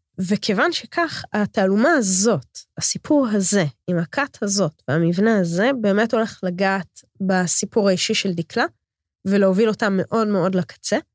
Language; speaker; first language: Hebrew; native; Hebrew